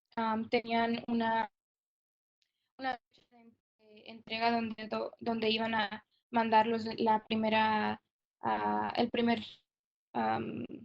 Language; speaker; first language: Spanish; non-native, fluent; English